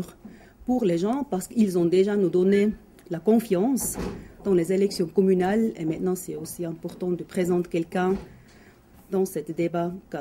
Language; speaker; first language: French; non-native, local second language; German